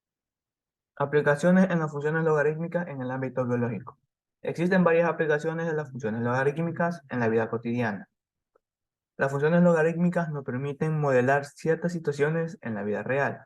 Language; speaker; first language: Spanish; native; Spanish